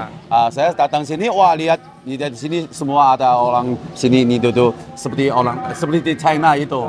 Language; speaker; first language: Indonesian; non-native, learner; Chinese